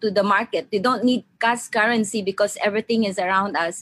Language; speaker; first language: English; non-native, local second language; Maranao